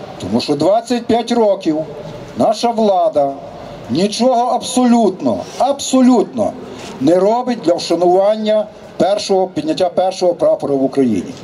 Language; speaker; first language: Ukrainian; native; Ukrainian